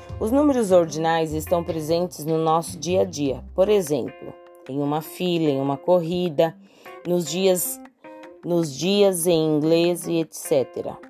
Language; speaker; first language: Portuguese; native; Portuguese